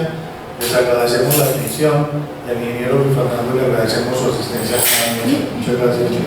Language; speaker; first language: Spanish; native; Spanish